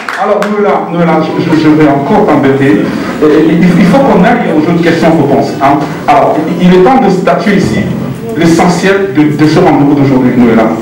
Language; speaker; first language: French; non-native, local second language; Lingala